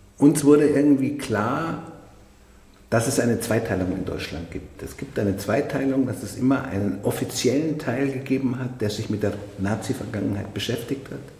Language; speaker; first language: German; native; German